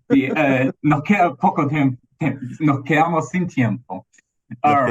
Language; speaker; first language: Spanish; non-native, fluent; English